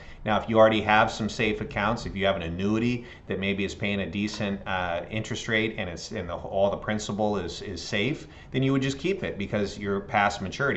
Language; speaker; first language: English; native; English